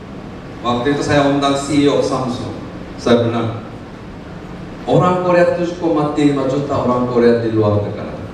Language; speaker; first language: Indonesian; non-native, learner; Korean